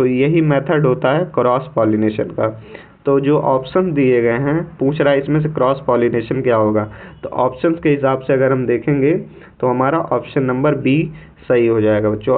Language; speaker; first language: Hindi; native; Hindi